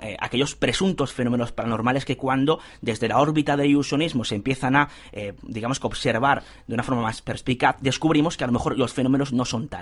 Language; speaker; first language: Spanish; native; Spanish